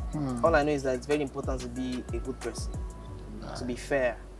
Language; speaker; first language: English; non-native, local second language; Yoruba